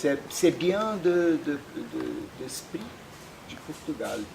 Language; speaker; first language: French; non-native, fluent; Portuguese